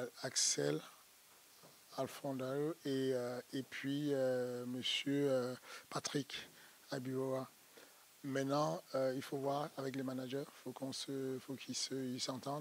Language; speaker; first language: French; native; French